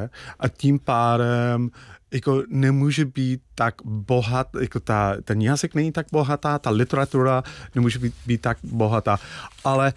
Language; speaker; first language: Czech; non-native, fluent; English